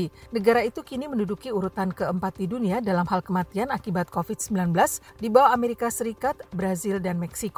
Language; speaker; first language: Indonesian; native; Indonesian